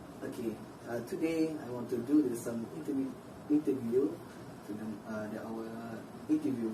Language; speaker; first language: English; non-native, local second language; Malay